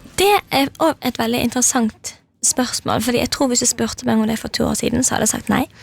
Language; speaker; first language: Norwegian; native; Norwegian